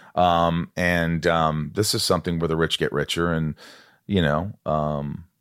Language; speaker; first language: English; native; English